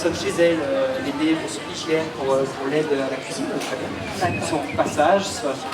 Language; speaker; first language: French; native; French